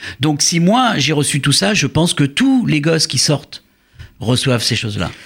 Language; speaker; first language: French; native; French